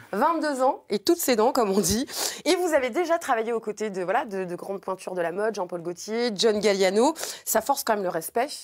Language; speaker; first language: French; native; French